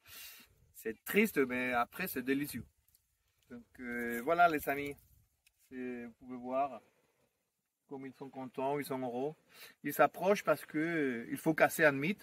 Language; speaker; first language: French; non-native, fluent; Spanish